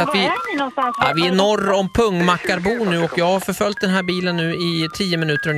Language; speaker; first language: Swedish; native; Swedish